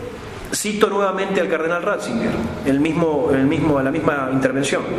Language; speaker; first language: Spanish; native; Spanish